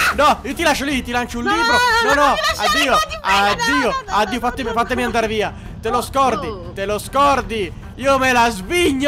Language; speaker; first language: Italian; native; Italian